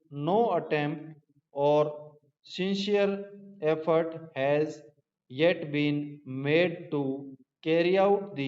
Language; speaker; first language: English; non-native, local second language; Hindi